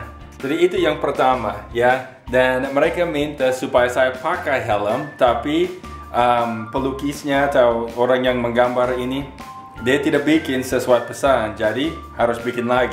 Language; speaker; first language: Indonesian; non-native, fluent; English